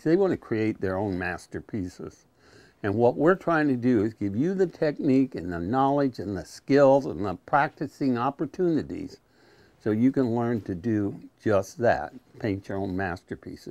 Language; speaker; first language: English; native; English